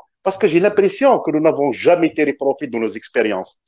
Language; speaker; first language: French; non-native, local second language; Kabyle